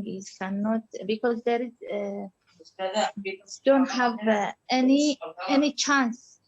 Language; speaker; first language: English; non-native, learner; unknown